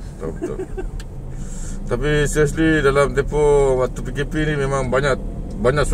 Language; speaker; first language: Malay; non-native, local second language; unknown